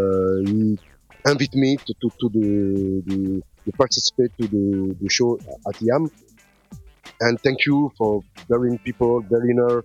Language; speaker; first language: English; non-native, learner; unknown